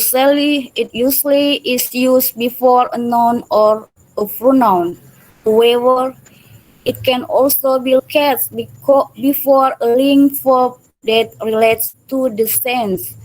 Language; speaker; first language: English; non-native, learner; Indonesian